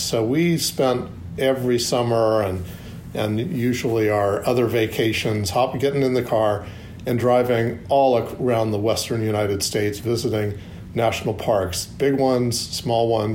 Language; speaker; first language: English; native; English